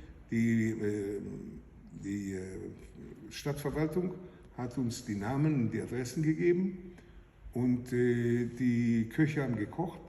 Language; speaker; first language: German; non-native, fluent; Hebrew